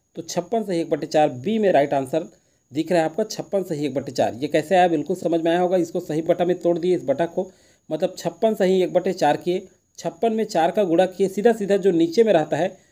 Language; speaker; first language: Hindi; native; Hindi